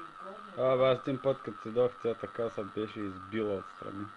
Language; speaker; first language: Bulgarian; native; Bulgarian